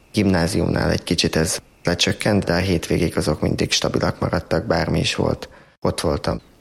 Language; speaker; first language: Hungarian; native; Hungarian